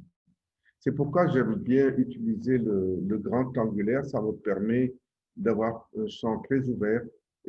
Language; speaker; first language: French; non-native, local second language; Wolof